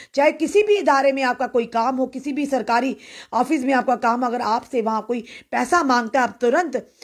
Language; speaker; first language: Hindi; native; Hindi